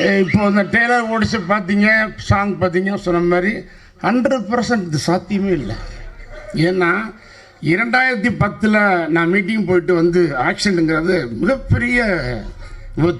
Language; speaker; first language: Tamil; native; Tamil